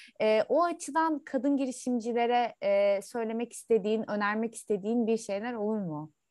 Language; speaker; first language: Turkish; native; Turkish